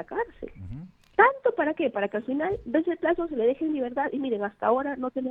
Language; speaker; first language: Spanish; native; Spanish